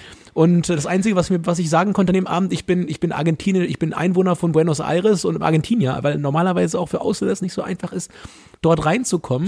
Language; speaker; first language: German; native; German